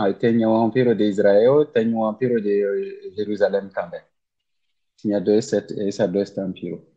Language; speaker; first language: Portuguese; non-native, learner; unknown